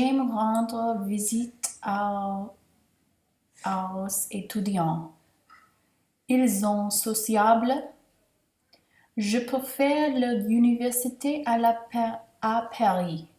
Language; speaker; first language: French; non-native, learner; English